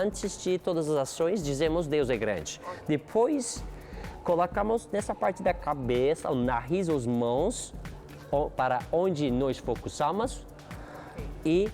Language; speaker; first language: Portuguese; non-native, learner; Turkish